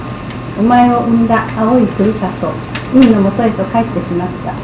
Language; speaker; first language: Japanese; native; Japanese